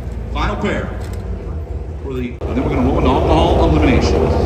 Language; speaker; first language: English; native; English